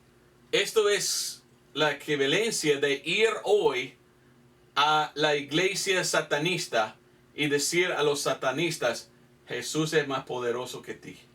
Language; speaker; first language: Spanish; non-native, fluent; English